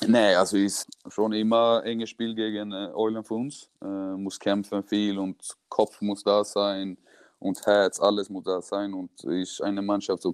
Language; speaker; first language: German; non-native, learner; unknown